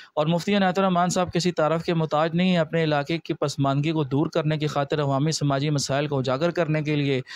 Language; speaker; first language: Urdu; non-native, local second language; Northern Hindko